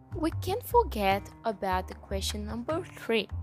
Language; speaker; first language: English; non-native, fluent; Portuguese